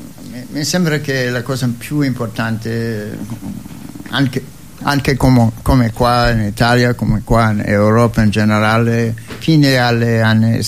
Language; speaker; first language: Italian; non-native, fluent; English